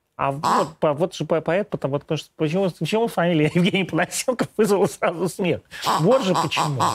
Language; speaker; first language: Russian; native; Russian